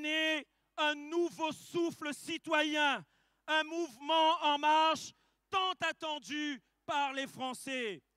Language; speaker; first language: French; native; French